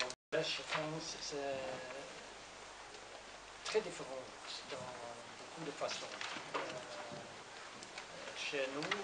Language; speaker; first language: French; non-native, learner; Norwegian